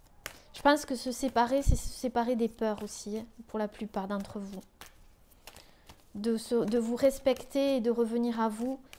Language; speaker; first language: French; native; French